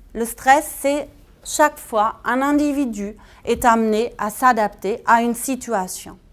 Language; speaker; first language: French; non-native, fluent; German